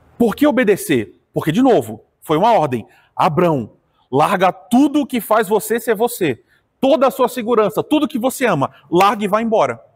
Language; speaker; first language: Portuguese; native; Portuguese